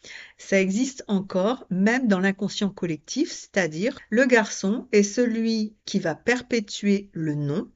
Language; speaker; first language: French; native; French